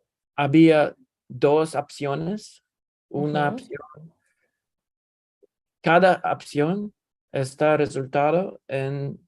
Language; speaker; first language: Spanish; non-native, learner; Russian